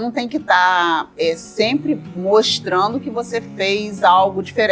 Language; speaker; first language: Portuguese; native; Portuguese